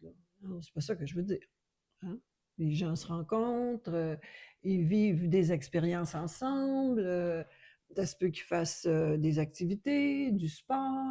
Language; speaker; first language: French; native; French